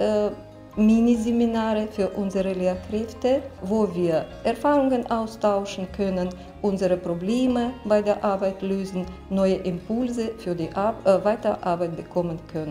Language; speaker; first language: German; non-native, fluent; Russian